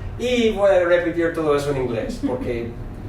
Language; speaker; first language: Spanish; non-native, fluent; English